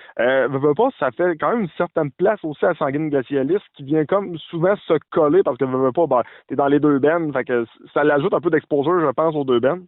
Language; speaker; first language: French; native; French